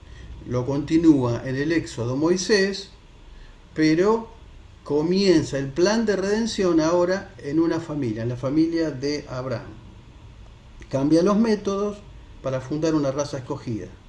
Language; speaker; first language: Spanish; native; Spanish